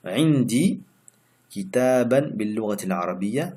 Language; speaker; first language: Arabic; non-native, fluent; French